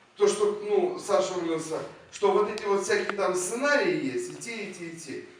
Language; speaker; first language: Russian; non-native, local second language; Ukrainian